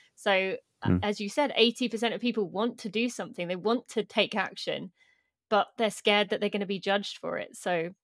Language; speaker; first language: English; native; English